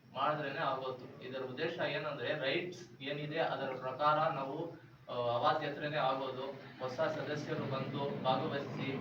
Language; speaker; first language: Kannada; non-native, local second language; Urdu